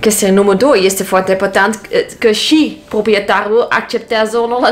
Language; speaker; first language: Romanian; non-native, learner; Dutch